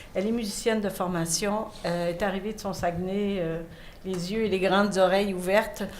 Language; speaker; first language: French; native; French